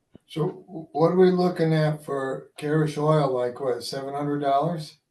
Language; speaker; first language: English; native; English